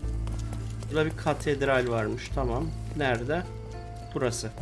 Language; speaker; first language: Turkish; native; Turkish